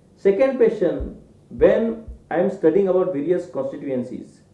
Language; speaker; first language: English; non-native, local second language; Marathi